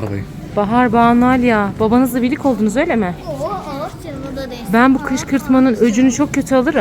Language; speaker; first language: Turkish; native; Turkish